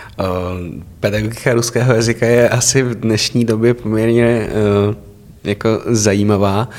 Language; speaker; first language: Czech; native; Czech